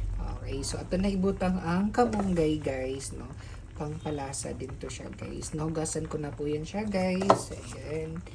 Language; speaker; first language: Filipino; non-native, local second language; Cebuano